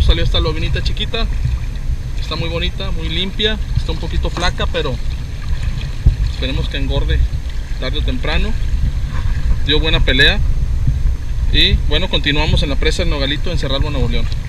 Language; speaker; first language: Spanish; native; Spanish